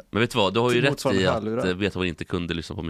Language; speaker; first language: Swedish; native; Swedish